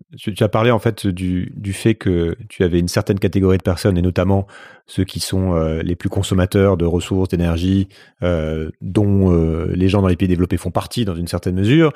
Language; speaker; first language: French; native; French